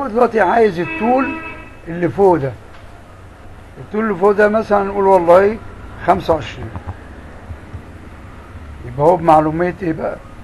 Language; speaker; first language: Arabic; native; Arabic